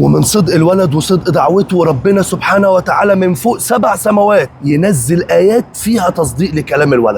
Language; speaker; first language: Arabic; native; Arabic